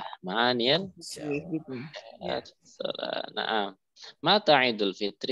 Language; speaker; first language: Arabic; non-native, fluent; Indonesian